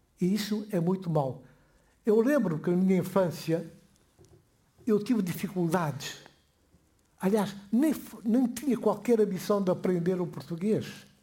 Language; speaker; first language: Portuguese; non-native, local second language; Upper Guinea Crioulo